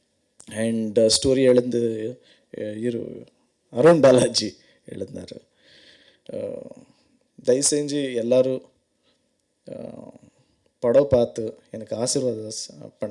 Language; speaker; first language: Tamil; non-native, learner; Kannada